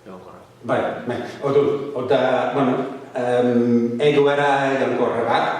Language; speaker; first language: Basque; non-native, fluent; English